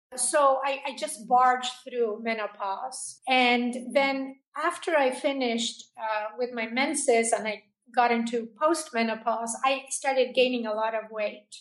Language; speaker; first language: English; non-native, fluent; Spanish